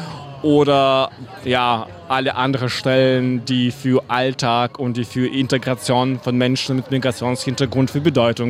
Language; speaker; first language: German; non-native, fluent; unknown